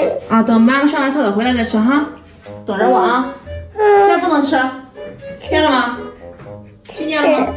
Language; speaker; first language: Chinese; native; Chinese